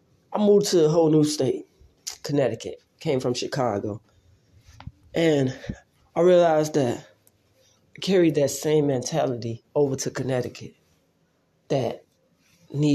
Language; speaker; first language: English; native; English